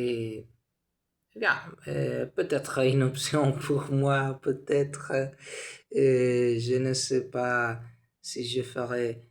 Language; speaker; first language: French; non-native, learner; Spanish